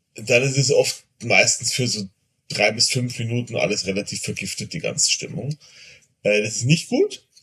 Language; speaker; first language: German; non-native, fluent; Spanish